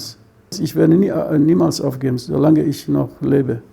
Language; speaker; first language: German; non-native, fluent; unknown